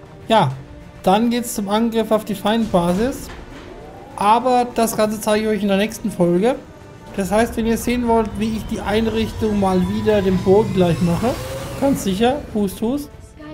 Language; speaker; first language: German; native; German